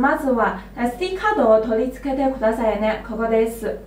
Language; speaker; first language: Japanese; non-native, learner; Chinese